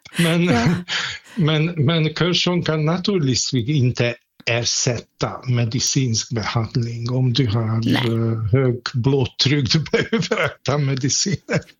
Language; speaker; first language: Swedish; non-native, fluent; Hungarian